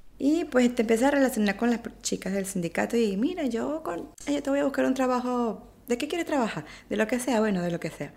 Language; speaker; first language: Spanish; native; Spanish